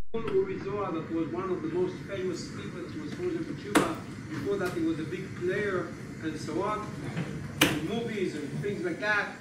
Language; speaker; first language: English; non-native, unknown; Hebrew